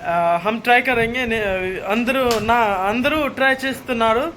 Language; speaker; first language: Telugu; non-native, learner; Hindi